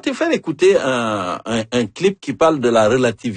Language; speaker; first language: French; native; French